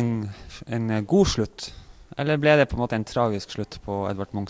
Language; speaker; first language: Norwegian; native; Norwegian